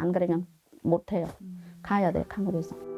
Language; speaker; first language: Korean; non-native, learner; Khmer